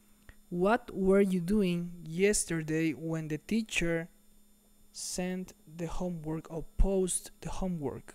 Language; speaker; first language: English; non-native, fluent; Spanish